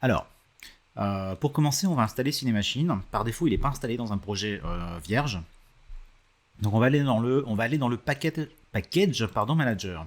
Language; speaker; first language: French; native; French